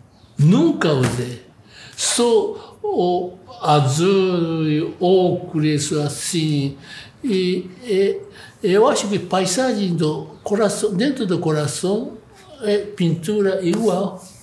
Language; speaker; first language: Portuguese; non-native, learner; Japanese